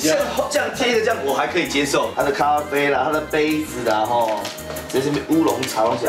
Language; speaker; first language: Chinese; native; Chinese